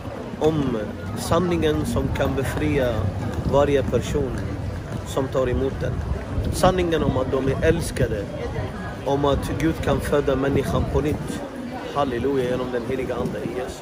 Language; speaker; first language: Swedish; non-native, fluent; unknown